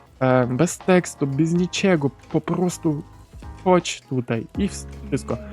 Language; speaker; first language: Polish; non-native, learner; Ukrainian